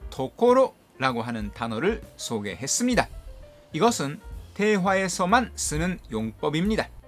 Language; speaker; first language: Korean; non-native, fluent; Japanese